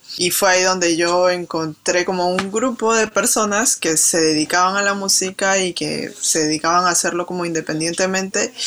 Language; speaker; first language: Spanish; native; Spanish